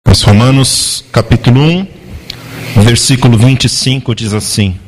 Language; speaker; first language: Portuguese; native; Portuguese